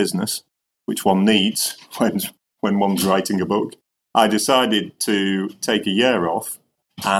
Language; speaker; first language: English; native; English